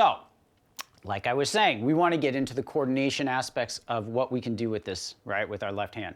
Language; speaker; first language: English; native; English